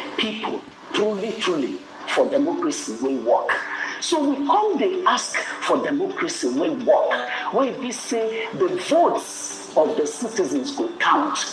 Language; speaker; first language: Nigerian Pidgin; native; Nigerian Pidgin